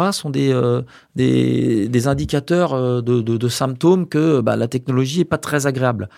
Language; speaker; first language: French; native; French